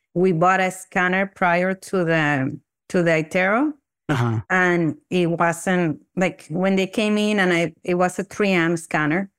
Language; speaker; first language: English; non-native, fluent; Spanish